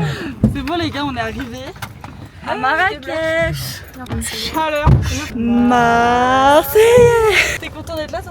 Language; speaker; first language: French; native; French